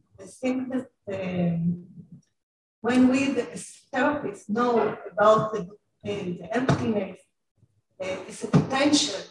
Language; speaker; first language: English; non-native, fluent; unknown